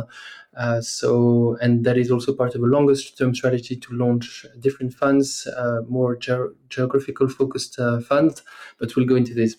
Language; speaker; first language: English; non-native, fluent; French